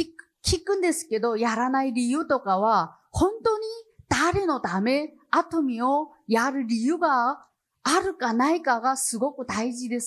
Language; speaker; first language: Japanese; non-native, learner; Chinese